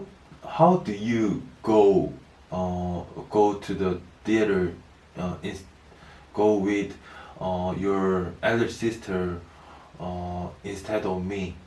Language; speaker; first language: English; non-native, learner; Korean